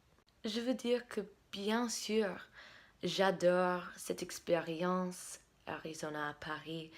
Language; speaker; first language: French; non-native, fluent; English